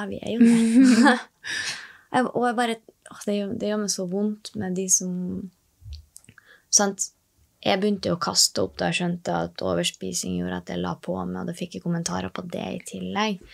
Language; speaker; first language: Norwegian; native; Norwegian